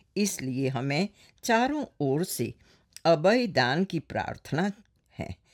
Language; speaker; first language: Hindi; non-native, local second language; Morisyen